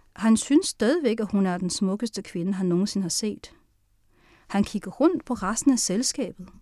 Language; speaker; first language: Danish; early bilingual, other home language; Chinese